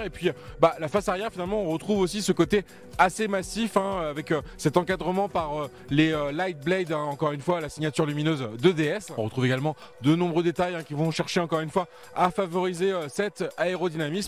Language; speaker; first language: French; native; French